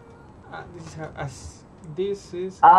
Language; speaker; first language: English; non-native, fluent; Spanish